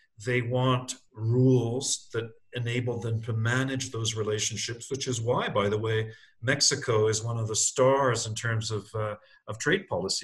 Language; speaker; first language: English; native; English